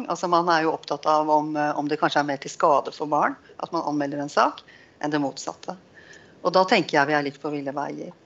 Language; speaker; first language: Norwegian; native; Norwegian